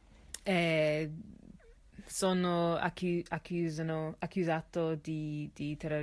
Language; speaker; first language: Italian; non-native, learner; English